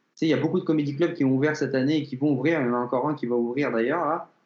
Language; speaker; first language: French; native; French